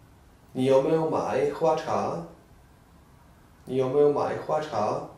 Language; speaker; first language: Chinese; non-native, fluent; Czech